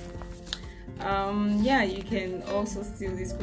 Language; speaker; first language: English; non-native, local second language; French